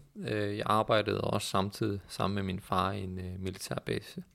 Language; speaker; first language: Danish; early bilingual, other home language; Persian